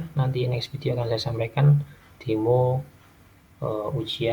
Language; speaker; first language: Indonesian; native; Indonesian